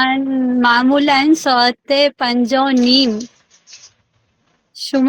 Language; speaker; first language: Persian; non-native, learner; Urdu